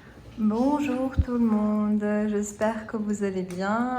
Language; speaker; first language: French; non-native, fluent; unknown